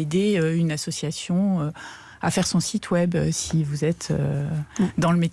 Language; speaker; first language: French; native; French